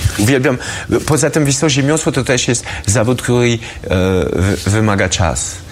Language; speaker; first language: Polish; non-native, fluent; French